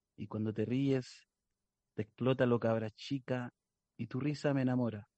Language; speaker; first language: Spanish; native; Spanish